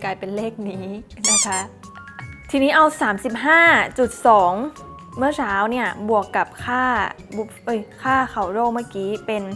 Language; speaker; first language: Thai; native; Thai